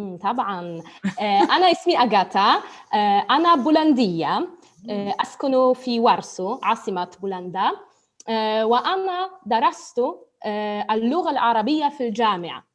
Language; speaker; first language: Arabic; non-native, fluent; Polish